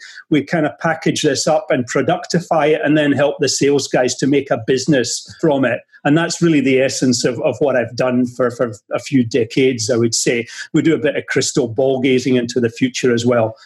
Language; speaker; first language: English; native; English